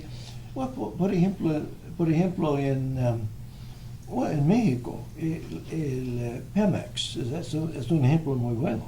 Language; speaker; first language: Spanish; non-native, fluent; English